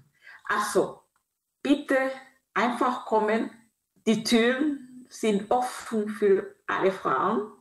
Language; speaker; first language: German; non-native, fluent; Kinyarwanda